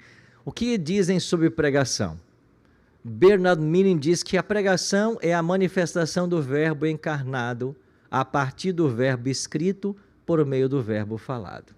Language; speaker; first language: Portuguese; native; Portuguese